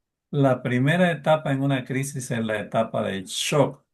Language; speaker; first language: Spanish; native; Spanish